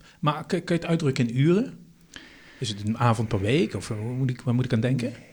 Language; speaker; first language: Dutch; native; Dutch